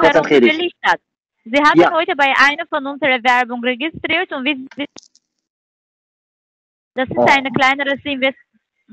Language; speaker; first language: German; non-native, fluent; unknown